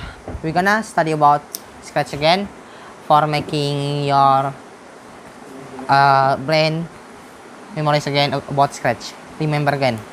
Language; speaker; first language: English; non-native, learner; Indonesian